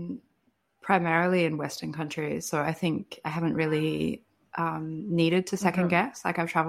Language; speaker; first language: English; native; English